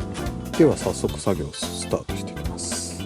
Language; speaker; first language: Japanese; native; Japanese